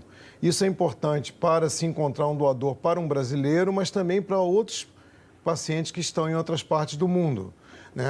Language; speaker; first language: Portuguese; native; Portuguese